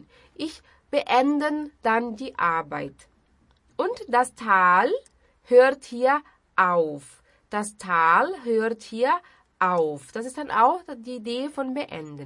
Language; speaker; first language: German; non-native, fluent; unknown